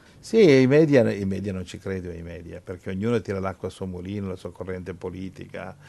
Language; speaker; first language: Italian; non-native, fluent; English